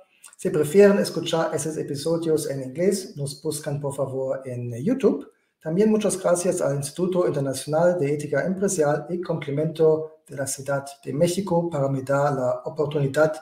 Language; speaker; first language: Spanish; non-native, fluent; German